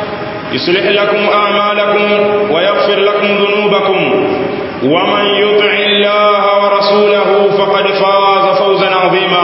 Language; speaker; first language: Arabic; non-native, fluent; Swahili